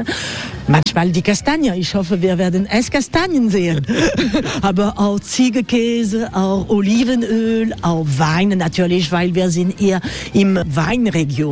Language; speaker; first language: German; non-native, learner; French